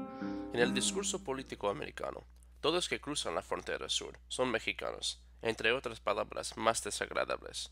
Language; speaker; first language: Spanish; non-native, fluent; English